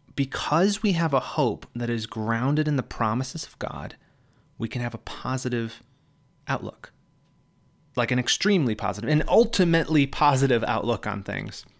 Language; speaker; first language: English; native; English